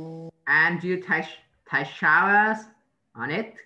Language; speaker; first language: English; non-native, learner; Vietnamese